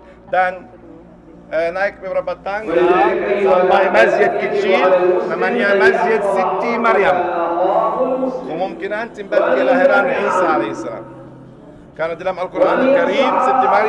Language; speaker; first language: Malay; non-native, learner; Arabic